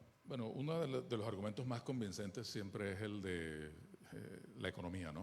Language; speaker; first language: Spanish; native; Spanish